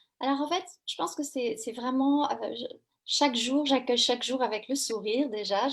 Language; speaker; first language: French; native; French